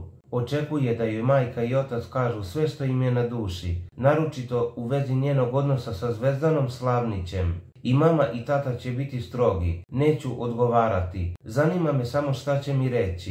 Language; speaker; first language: Serbian; native; Serbian